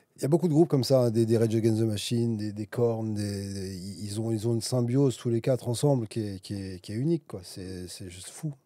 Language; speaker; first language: French; native; French